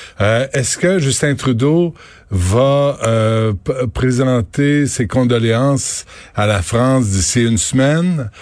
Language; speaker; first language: French; native; French